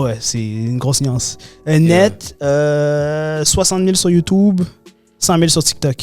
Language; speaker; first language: French; native; French